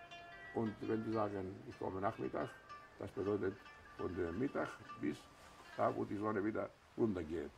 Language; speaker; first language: German; non-native, fluent; Greek